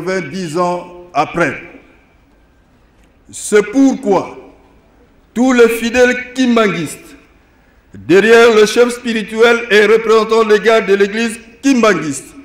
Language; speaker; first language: French; non-native, local second language; Lingala